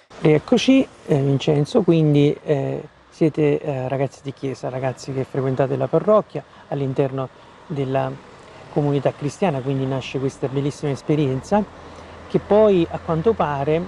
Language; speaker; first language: Italian; native; Italian